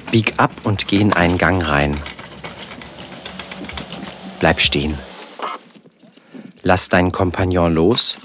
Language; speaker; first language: German; native; German